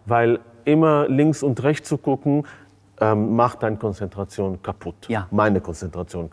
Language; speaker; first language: German; non-native, fluent; Hebrew